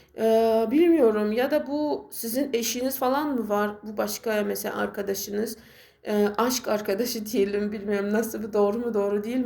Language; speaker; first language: Turkish; non-native, fluent; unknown